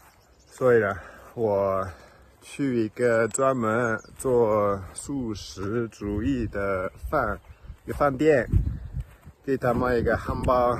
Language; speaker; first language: Chinese; non-native, fluent; English